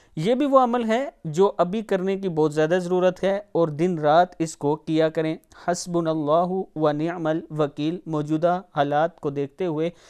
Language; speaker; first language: Urdu; non-native, local second language; Punjabi